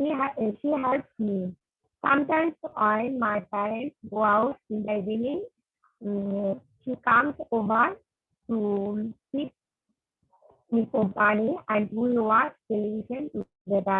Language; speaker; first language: English; non-native, learner; Bangla